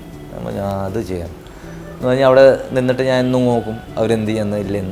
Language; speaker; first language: Malayalam; early bilingual, heritage; Malayalam